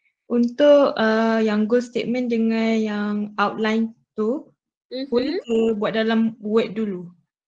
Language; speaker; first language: Malay; native; Malay